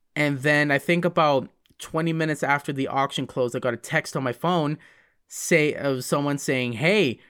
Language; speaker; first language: English; native; English